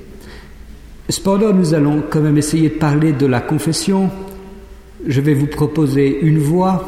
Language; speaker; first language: French; native; French